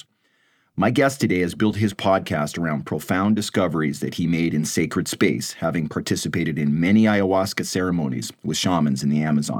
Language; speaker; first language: English; native; English